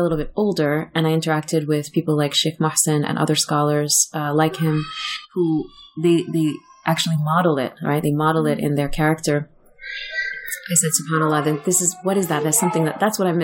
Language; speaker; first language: English; native; English